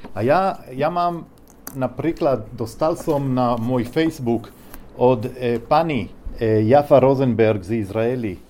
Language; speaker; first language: Czech; non-native, learner; Hebrew